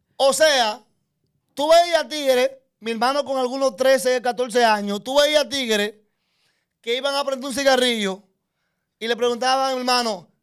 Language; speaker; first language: Spanish; native; Spanish